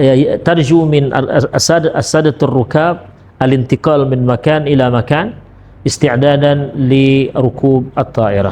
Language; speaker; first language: Arabic; non-native, fluent; Indonesian